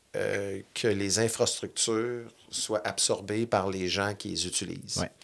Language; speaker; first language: French; native; French